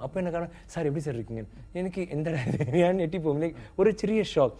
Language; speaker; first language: Malayalam; non-native, learner; Tamil